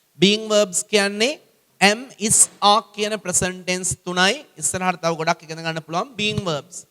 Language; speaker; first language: Sinhala; native; Sinhala